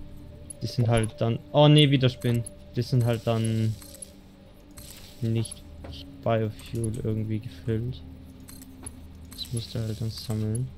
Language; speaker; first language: German; native; German